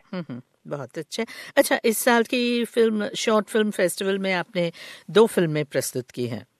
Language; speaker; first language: Hindi; native; Hindi